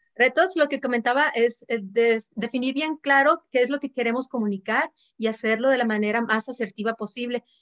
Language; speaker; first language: Spanish; native; Spanish